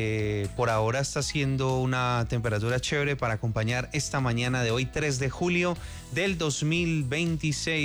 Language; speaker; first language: Spanish; native; Spanish